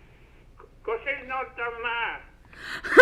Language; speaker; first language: French; native; French